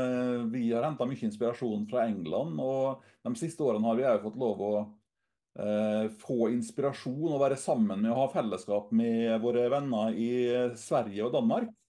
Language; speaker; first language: Norwegian; native; Norwegian